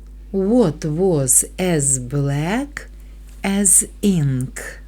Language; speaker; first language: English; non-native, fluent; Ukrainian